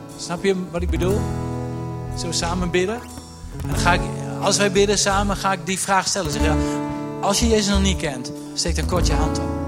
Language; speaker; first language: Dutch; native; Dutch